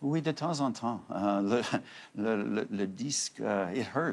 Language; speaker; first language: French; non-native, fluent; English